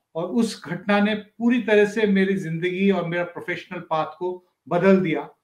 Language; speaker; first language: Hindi; native; Hindi